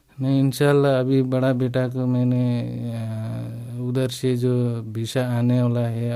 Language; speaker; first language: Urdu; non-native, learner; Nepali